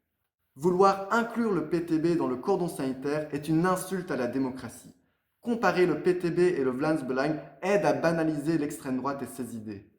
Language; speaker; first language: French; native; French